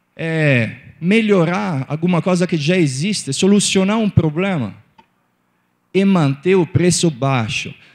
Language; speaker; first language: Portuguese; non-native, fluent; Italian